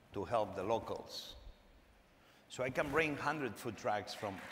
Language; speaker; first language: English; non-native, fluent; Spanish